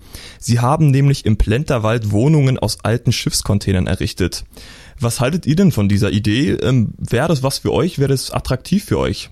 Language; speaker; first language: German; native; German